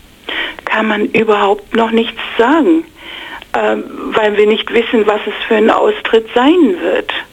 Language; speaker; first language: German; non-native, fluent; English